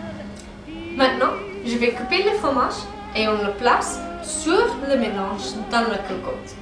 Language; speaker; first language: French; non-native, learner; English